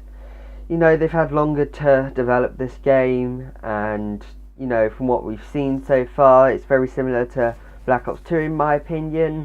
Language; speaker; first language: English; native; English